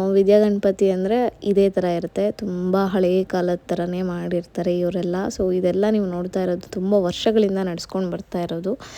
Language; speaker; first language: Kannada; non-native, local second language; Marathi